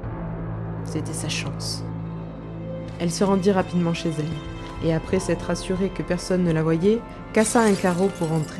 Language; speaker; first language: French; native; French